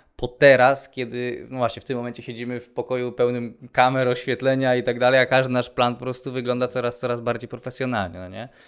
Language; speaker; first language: Polish; native; Polish